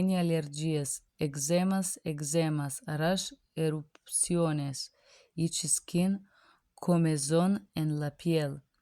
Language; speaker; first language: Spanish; non-native, learner; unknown